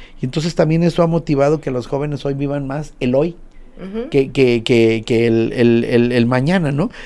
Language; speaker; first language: Spanish; native; Spanish